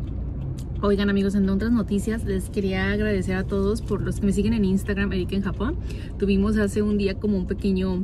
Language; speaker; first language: Spanish; native; Spanish